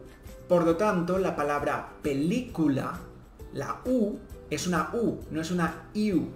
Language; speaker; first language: Spanish; native; Spanish